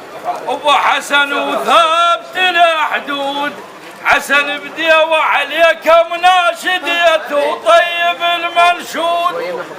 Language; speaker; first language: Arabic; native; Arabic